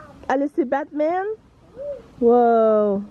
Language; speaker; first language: French; native; French